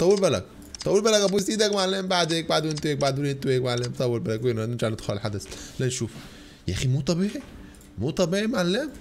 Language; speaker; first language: Arabic; native; Arabic